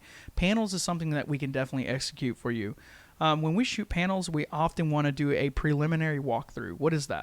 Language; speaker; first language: English; native; English